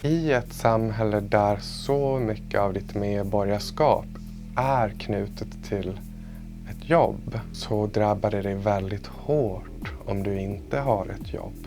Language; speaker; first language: Swedish; native; Swedish